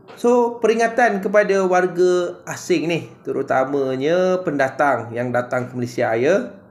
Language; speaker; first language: Malay; native; Malay